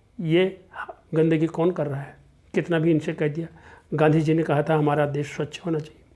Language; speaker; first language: Hindi; non-native, local second language; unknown